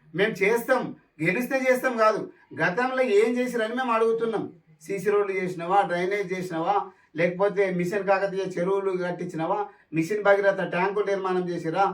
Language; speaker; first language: Telugu; native; Telugu